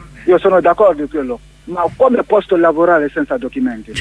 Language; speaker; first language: Italian; non-native, learner; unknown